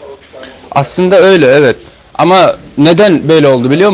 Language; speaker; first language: Turkish; early bilingual, heritage; Turkmen